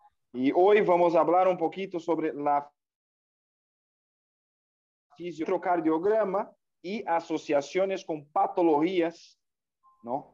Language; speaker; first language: Spanish; non-native, fluent; Portuguese